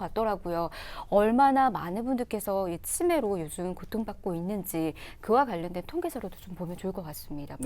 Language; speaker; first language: Korean; native; Korean